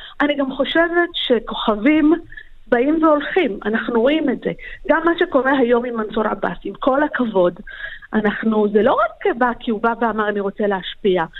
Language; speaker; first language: Hebrew; non-native, local second language; Arabic